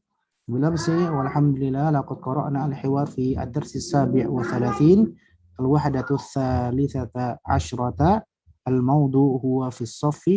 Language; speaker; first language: Arabic; non-native, fluent; Indonesian